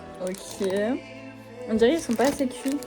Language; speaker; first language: French; native; French